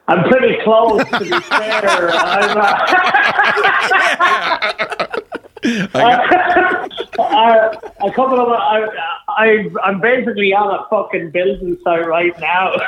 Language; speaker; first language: English; native; English